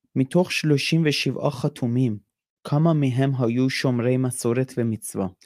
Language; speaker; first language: Hebrew; non-native, fluent; Persian